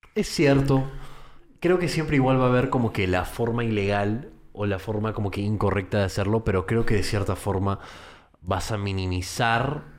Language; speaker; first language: Spanish; early bilingual, heritage; Spanish